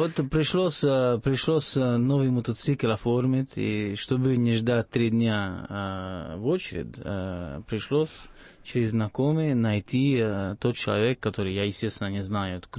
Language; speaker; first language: Russian; non-native, fluent; Italian